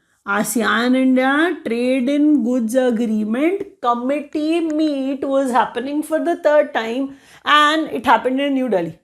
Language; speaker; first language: English; non-native, local second language; Hindi